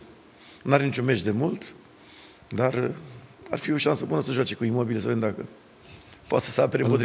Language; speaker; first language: Romanian; native; Romanian